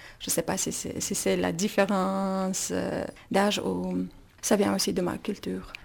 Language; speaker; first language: French; non-native, fluent; Armenian